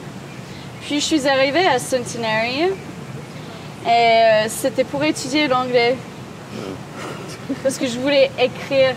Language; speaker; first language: French; non-native, local second language; English